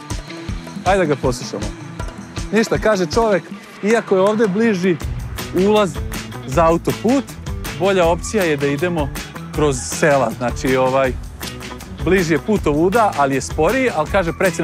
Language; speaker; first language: Serbian; native; Serbian